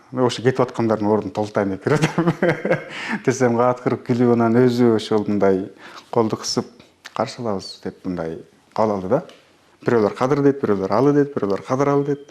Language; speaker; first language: Kyrgyz; early bilingual, heritage; Kyrgyz